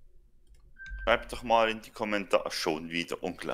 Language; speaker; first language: German; native; German